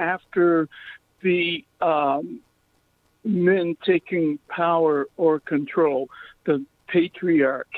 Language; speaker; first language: English; native; English